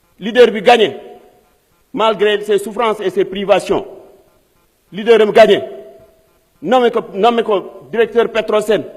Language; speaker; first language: Wolof; non-native, local second language; Fula